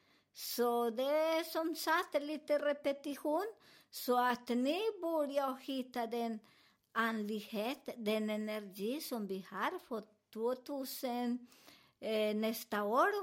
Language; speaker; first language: Swedish; non-native, learner; Spanish